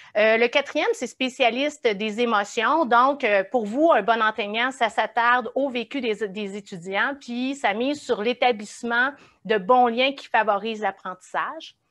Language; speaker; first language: French; native; French